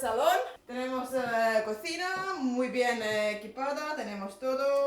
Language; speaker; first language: Spanish; non-native, learner; Estonian